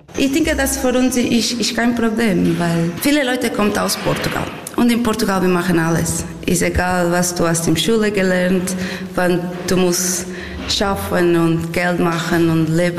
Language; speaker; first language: German; non-native, learner; Portuguese